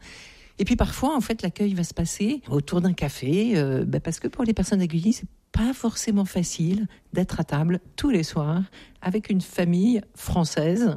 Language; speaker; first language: French; native; French